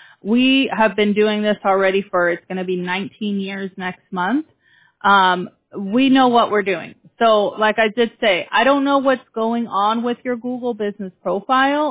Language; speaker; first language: English; early bilingual, other home language; Spanish